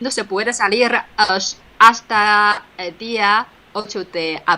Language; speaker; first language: Spanish; non-native, fluent; Chinese